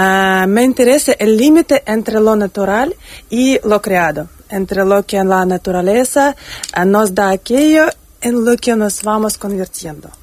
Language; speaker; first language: Spanish; non-native, learner; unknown